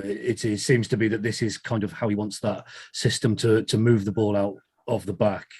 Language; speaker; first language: English; native; English